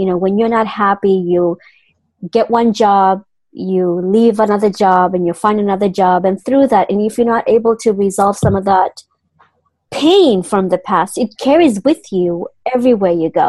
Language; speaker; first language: English; non-native, fluent; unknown